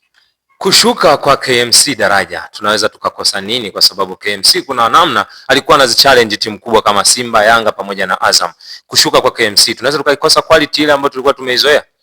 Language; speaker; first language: Swahili; native; Swahili